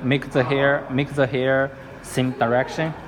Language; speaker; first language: English; non-native, learner; Chinese